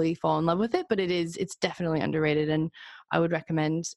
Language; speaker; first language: English; native; English